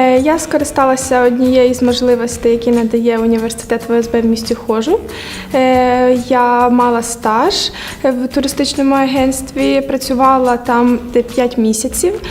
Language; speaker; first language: Ukrainian; native; Ukrainian